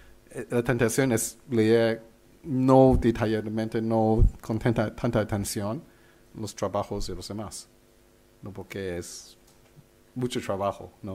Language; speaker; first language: Spanish; non-native, fluent; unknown